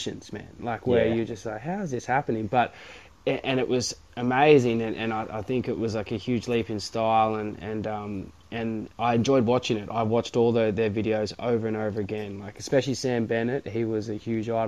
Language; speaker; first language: English; native; English